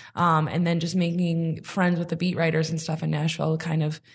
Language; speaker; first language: English; native; English